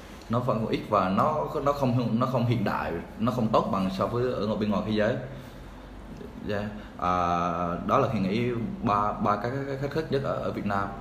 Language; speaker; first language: Vietnamese; native; Vietnamese